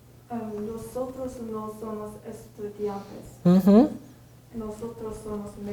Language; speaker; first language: Spanish; non-native, learner; Korean